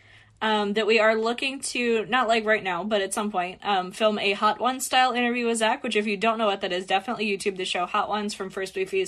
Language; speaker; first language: English; native; English